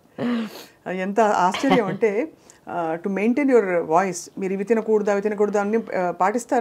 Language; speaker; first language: Telugu; native; Telugu